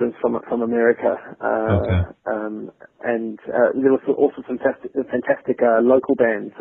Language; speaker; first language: English; native; English